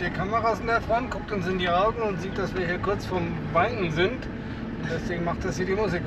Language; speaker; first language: German; native; German